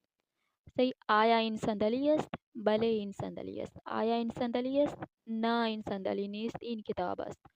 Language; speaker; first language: Persian; non-native, learner; Urdu